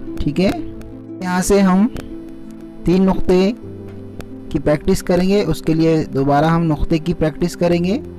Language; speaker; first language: Urdu; native; Urdu